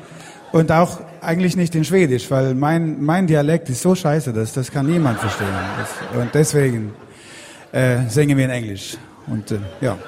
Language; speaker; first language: German; non-native, fluent; Swedish